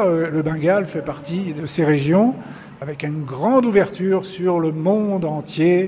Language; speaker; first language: French; native; French